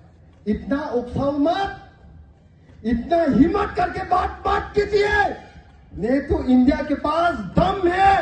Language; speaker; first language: Hindi; non-native, local second language; Kok Borok